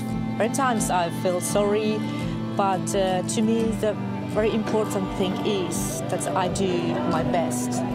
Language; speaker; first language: English; non-native, learner; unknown